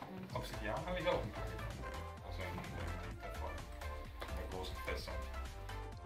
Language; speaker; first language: German; native; German